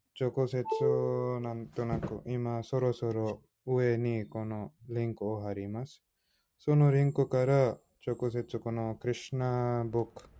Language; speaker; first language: Japanese; non-native, fluent; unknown